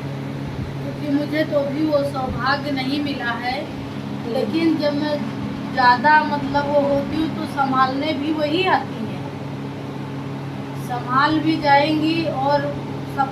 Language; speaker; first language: Hindi; native; Hindi